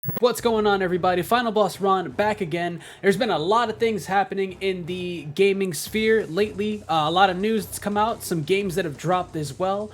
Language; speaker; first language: English; native; English